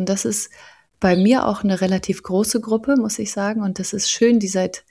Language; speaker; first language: German; native; German